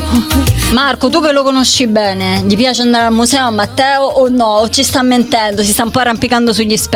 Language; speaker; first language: Italian; native; Italian